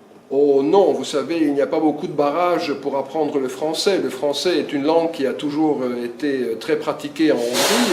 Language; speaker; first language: French; early bilingual, other home language; Hungarian